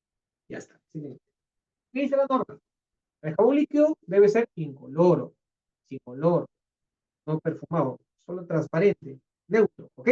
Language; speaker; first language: Spanish; native; Spanish